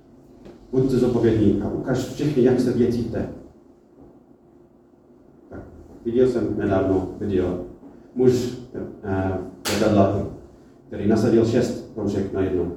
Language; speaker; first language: Czech; non-native, fluent; English